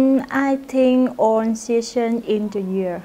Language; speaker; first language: English; non-native, learner; Vietnamese